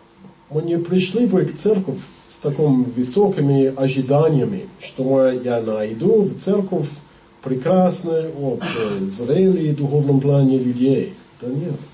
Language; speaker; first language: Russian; non-native, learner; English